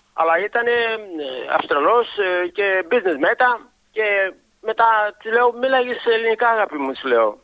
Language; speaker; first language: Greek; native; Greek